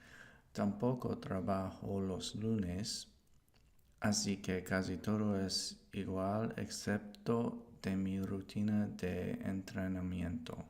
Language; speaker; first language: Spanish; non-native, learner; English